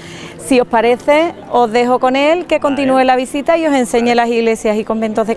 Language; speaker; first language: Spanish; native; Spanish